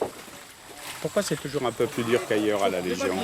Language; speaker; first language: French; native; French